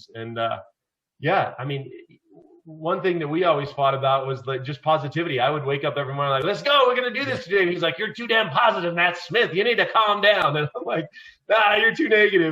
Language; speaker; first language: English; native; English